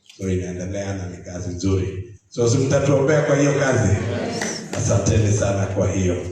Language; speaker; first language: Swahili; non-native, local second language; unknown